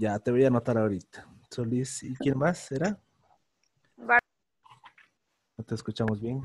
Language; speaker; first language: Spanish; native; Spanish